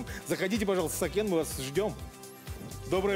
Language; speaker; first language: Russian; native; Russian